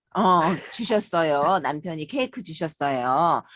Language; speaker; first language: Korean; native; Korean